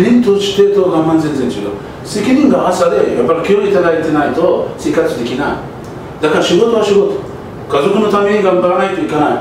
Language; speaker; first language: Japanese; non-native, learner; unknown